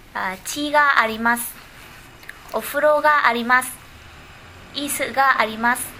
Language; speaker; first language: Japanese; non-native, learner; Vietnamese